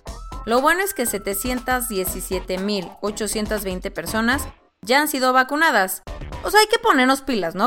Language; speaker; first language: Spanish; native; Spanish